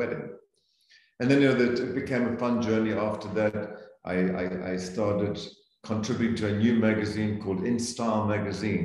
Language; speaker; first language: English; native; English